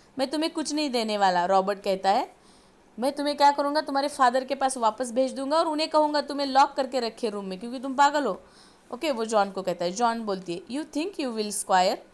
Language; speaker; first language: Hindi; non-native, local second language; Marathi